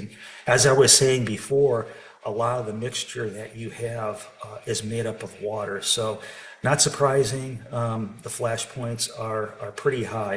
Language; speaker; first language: English; native; English